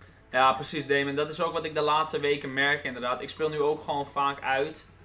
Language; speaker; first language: Dutch; native; Dutch